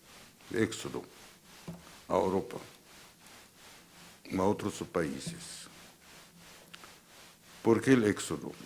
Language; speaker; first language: Spanish; non-native, fluent; Arabic